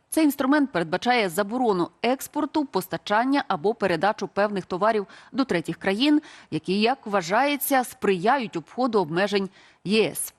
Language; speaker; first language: Ukrainian; native; Ukrainian